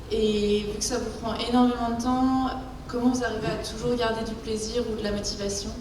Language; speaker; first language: French; native; French